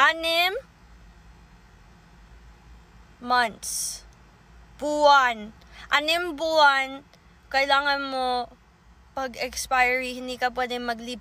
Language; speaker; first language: Filipino; early bilingual, heritage; English